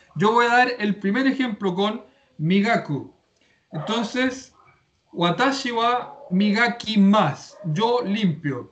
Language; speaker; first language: Spanish; native; Spanish